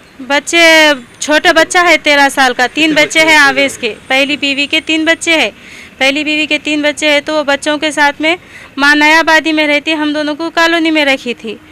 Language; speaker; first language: Hindi; native; Hindi